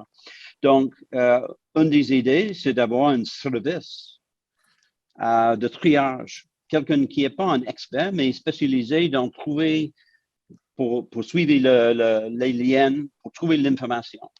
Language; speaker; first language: French; non-native, local second language; English